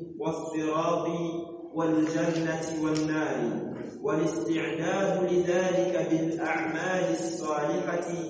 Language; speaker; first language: Arabic; non-native, fluent; Swahili